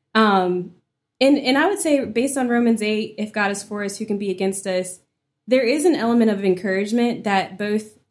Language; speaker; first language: English; native; English